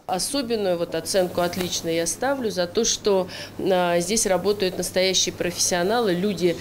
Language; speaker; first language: Russian; native; Russian